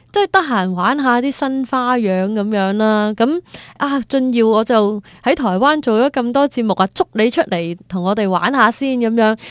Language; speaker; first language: Cantonese; native; Cantonese